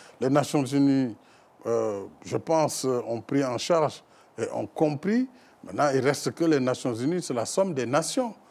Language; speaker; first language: French; non-native, local second language; Fula